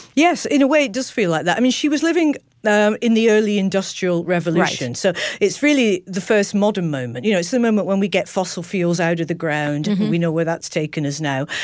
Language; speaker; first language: English; native; English